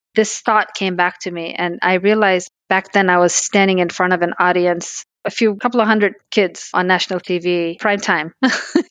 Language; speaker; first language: English; early bilingual, other home language; Pashto